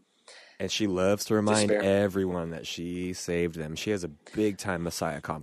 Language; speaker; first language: English; native; English